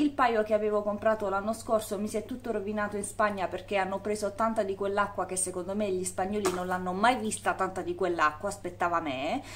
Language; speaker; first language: Italian; native; Italian